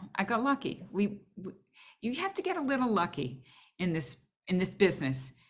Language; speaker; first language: English; native; English